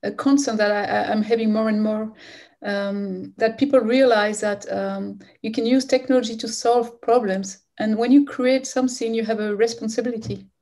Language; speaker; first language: English; non-native, fluent; French